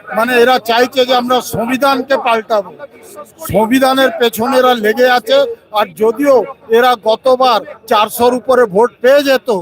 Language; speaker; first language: Bangla; non-native, local second language; Punjabi